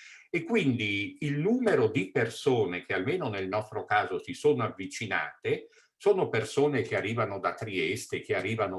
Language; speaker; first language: Italian; native; Italian